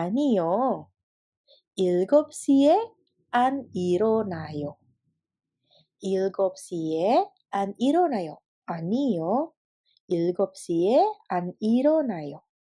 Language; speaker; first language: Korean; non-native, fluent; Indonesian